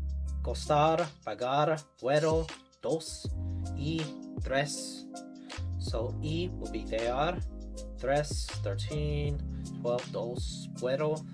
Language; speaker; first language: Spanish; non-native, learner; English